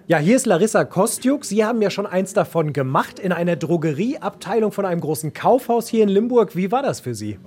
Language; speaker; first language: German; native; German